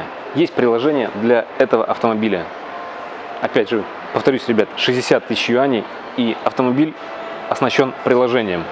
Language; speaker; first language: Russian; native; Russian